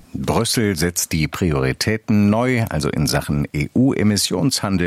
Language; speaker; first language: German; native; German